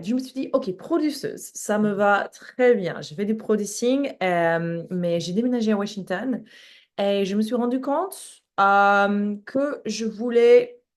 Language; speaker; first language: French; non-native, fluent; English